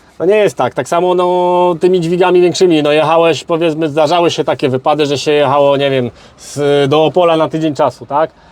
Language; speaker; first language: Polish; native; Polish